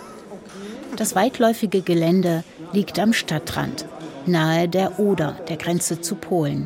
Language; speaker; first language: German; native; German